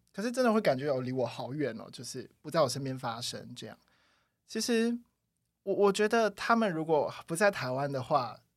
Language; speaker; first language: Chinese; native; Chinese